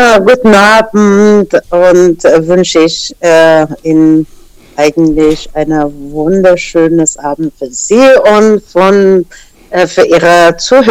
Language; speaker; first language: German; non-native, fluent; Persian